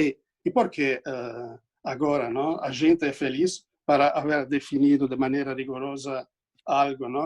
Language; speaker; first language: Portuguese; non-native, fluent; Italian